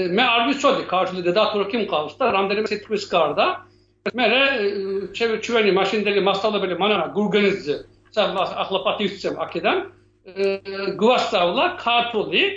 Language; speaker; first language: Georgian; non-native, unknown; Turkish